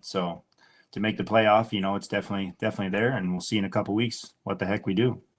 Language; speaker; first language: English; native; English